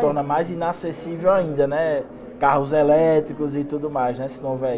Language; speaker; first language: Portuguese; native; Portuguese